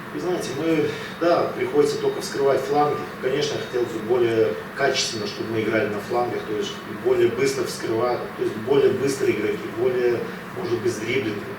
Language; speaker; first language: Russian; native; Russian